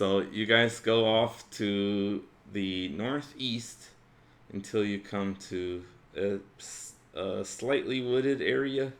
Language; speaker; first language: English; native; English